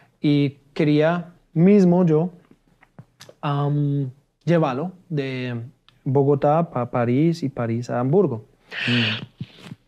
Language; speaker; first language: Spanish; non-native, fluent; German